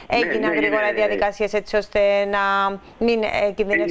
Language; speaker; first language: Greek; native; Greek